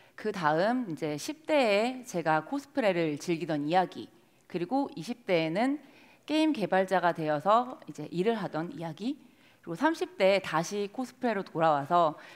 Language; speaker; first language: Korean; native; Korean